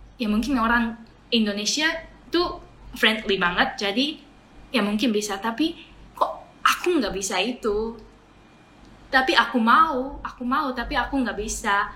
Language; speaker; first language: Indonesian; non-native, fluent; Japanese